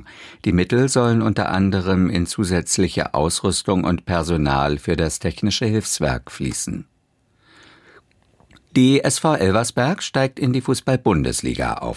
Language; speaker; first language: German; native; German